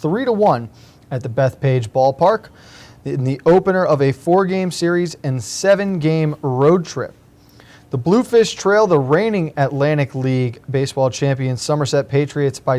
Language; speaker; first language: English; native; English